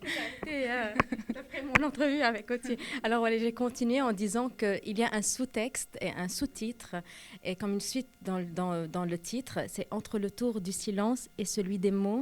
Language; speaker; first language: French; non-native, local second language; Arabic